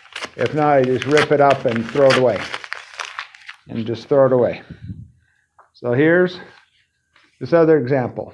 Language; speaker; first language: English; native; English